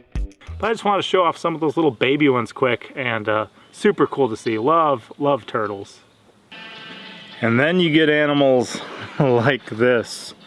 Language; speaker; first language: English; native; English